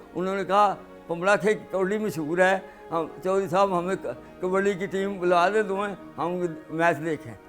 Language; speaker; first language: Urdu; non-native, local second language; Punjabi